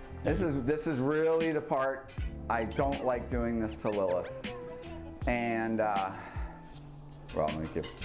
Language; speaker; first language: English; native; English